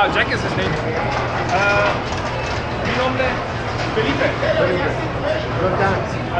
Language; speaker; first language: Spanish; non-native, learner; German